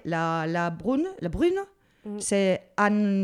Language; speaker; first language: French; non-native, learner; Spanish